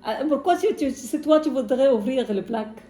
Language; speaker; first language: French; non-native, fluent; Arabic